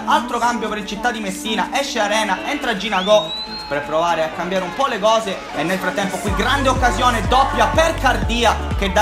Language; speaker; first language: Italian; native; Italian